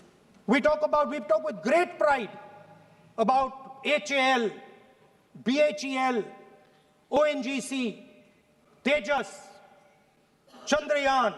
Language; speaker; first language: English; non-native, local second language; Hindi